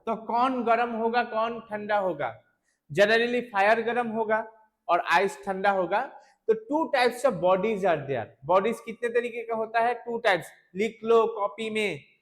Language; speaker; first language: Hindi; non-native, local second language; Bangla